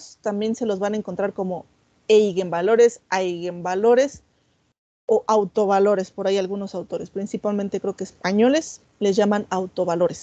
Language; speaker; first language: Spanish; native; Spanish